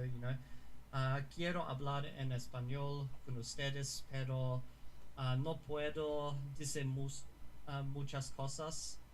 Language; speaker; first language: Spanish; non-native, learner; English